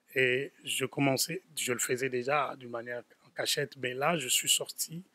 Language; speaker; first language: French; non-native, local second language; Lingala